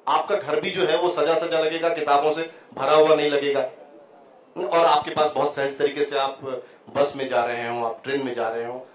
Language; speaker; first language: Hindi; native; Hindi